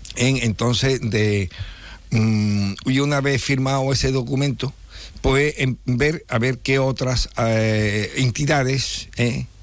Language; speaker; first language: Spanish; native; Spanish